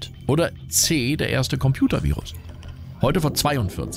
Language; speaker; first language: German; native; German